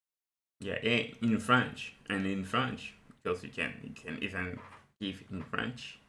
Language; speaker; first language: English; non-native, fluent; French